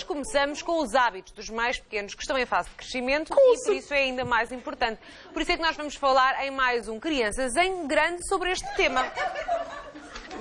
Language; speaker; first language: Portuguese; native; Portuguese